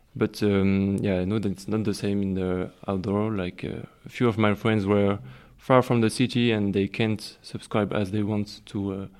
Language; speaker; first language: English; non-native, learner; French